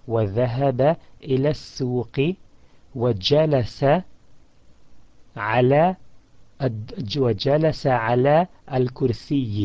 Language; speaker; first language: Arabic; non-native, fluent; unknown